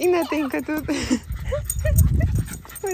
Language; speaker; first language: Russian; native; Russian